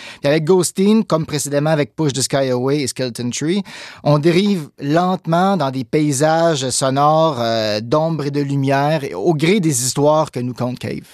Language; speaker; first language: French; native; French